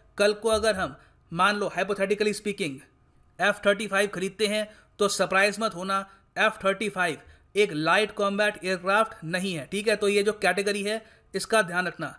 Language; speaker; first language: Hindi; native; Hindi